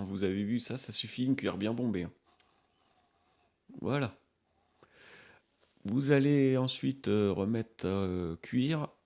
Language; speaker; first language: French; native; French